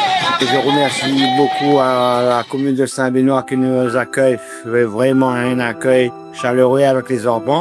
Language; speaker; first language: French; native; French